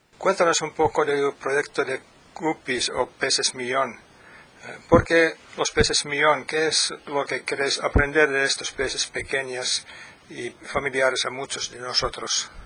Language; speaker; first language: Spanish; non-native, fluent; Finnish